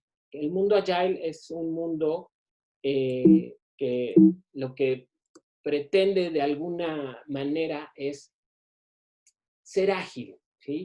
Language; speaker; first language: Spanish; native; Spanish